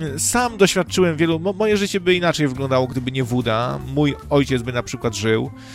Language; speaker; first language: Polish; native; Polish